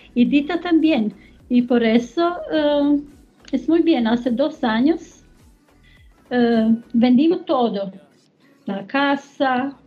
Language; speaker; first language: Spanish; non-native, learner; German